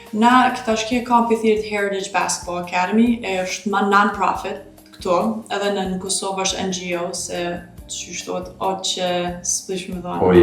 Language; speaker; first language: Albanian; early bilingual, heritage; Albanian